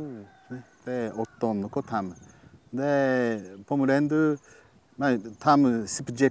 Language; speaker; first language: Japanese; non-native, learner; Thai